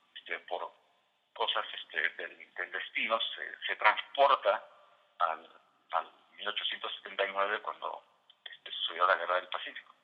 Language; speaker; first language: Spanish; native; Spanish